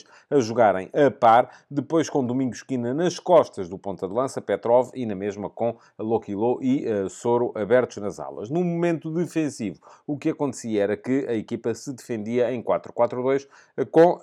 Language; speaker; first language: Portuguese; native; Portuguese